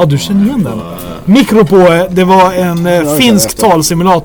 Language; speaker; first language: Swedish; native; Swedish